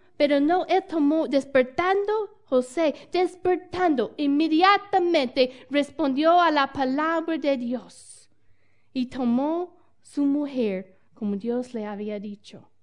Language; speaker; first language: Spanish; non-native, fluent; English